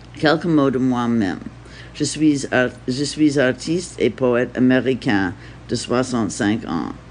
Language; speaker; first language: French; non-native, learner; English